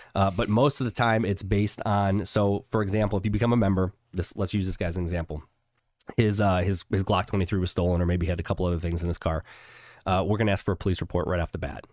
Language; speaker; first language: English; native; English